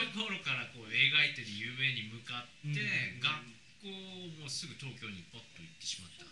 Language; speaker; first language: Japanese; native; Japanese